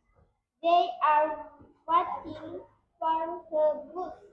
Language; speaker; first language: English; non-native, learner; Indonesian